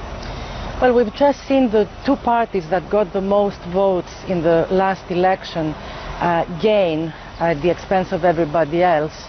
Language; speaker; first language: English; non-native, fluent; Greek